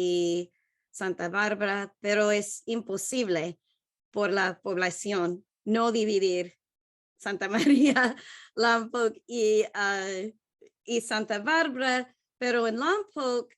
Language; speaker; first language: Spanish; non-native, learner; English